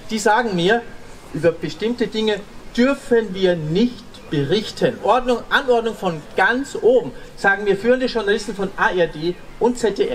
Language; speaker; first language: German; native; German